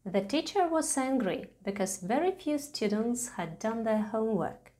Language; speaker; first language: English; non-native, fluent; Latvian